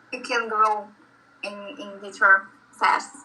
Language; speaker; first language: English; non-native, learner; Portuguese